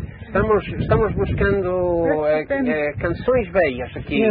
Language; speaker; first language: Portuguese; non-native, learner; English